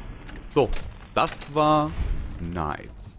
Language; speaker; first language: German; native; German